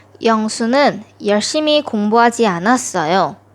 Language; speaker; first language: Korean; non-native, fluent; Thai